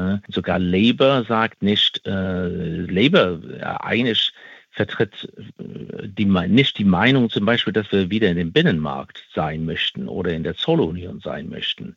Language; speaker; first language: German; non-native, fluent; English